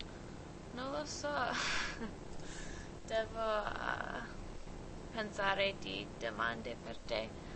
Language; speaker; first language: Italian; non-native, learner; English